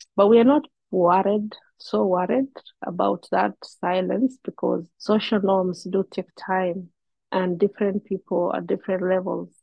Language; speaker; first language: English; non-native, local second language; Somali